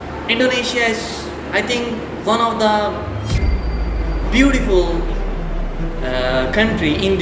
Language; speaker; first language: English; non-native, fluent; Urdu